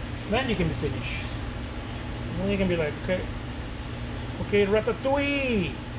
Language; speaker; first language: English; non-native, fluent; Spanish